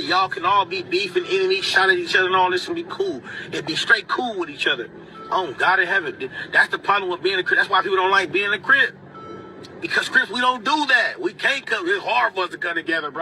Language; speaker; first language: English; native; English